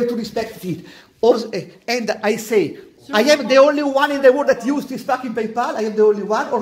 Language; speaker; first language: English; non-native, learner; Italian